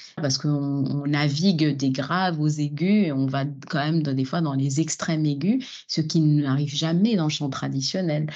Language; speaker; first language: French; non-native, local second language; Arabic